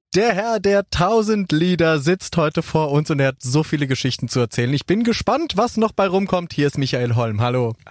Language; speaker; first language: German; native; German